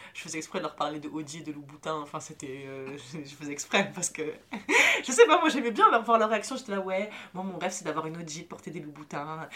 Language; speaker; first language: French; early bilingual, other home language; Arabic